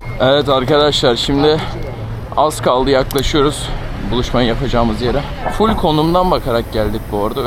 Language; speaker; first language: Turkish; native; Turkish